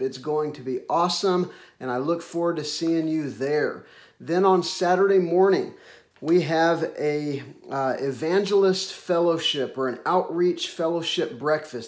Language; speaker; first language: English; native; English